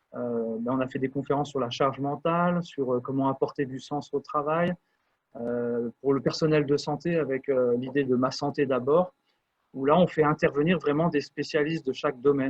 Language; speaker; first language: French; native; French